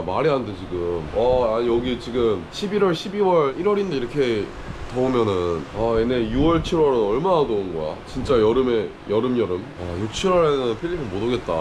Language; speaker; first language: Korean; native; Korean